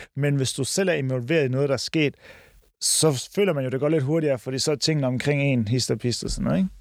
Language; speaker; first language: Danish; early bilingual, other home language; Turkish